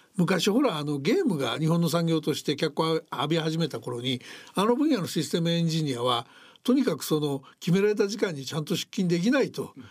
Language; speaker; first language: Japanese; native; Japanese